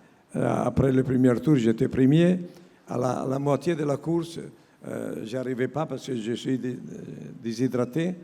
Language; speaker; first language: French; non-native, learner; Italian